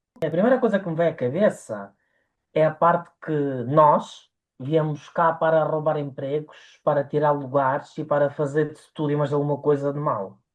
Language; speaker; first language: Portuguese; early bilingual, other home language; Ukrainian